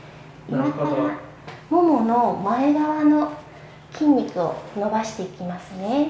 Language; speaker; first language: Japanese; native; Japanese